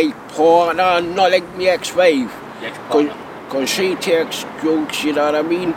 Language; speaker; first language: English; native; English